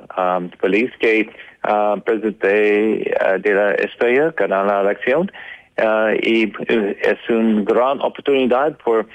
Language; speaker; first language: Spanish; non-native, learner; English